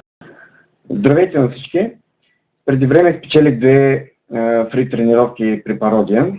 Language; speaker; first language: Bulgarian; native; Bulgarian